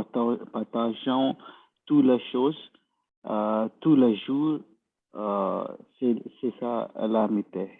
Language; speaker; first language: French; non-native, learner; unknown